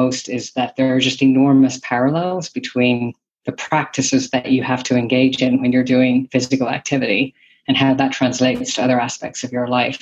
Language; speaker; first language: English; native; English